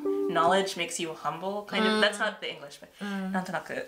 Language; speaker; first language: English; native; English